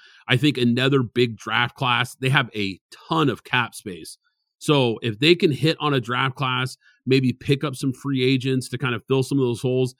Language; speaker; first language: English; native; English